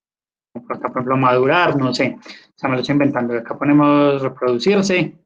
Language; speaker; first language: Spanish; native; Spanish